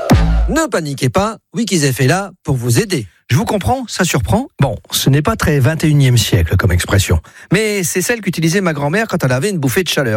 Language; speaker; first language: French; native; French